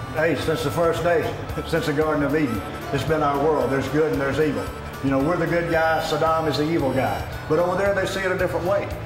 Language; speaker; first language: English; native; English